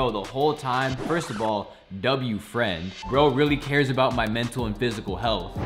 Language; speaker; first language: English; native; English